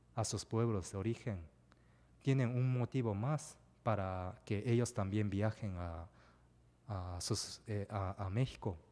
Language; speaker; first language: Spanish; non-native, fluent; Japanese